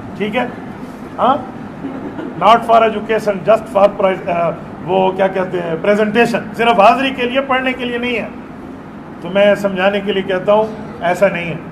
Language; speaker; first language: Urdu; non-native, local second language; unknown